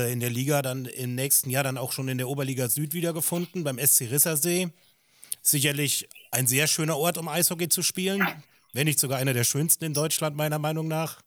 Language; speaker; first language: German; native; German